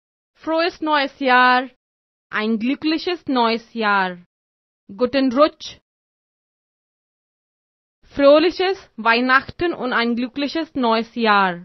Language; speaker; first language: German; non-native, fluent; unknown